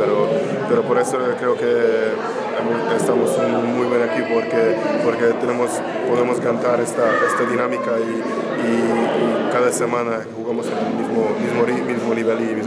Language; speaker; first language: Spanish; non-native, fluent; Hungarian